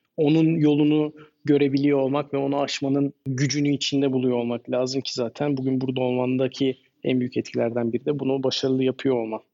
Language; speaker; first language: Turkish; native; Turkish